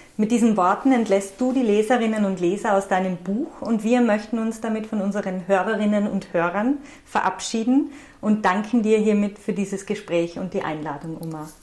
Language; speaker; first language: German; native; German